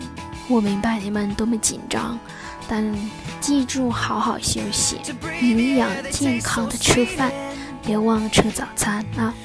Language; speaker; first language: Chinese; non-native, fluent; Vietnamese